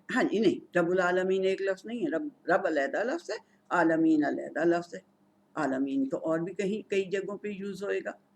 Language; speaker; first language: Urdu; non-native, local second language; Punjabi